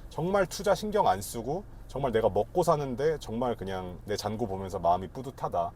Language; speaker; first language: Korean; early bilingual, heritage; Korean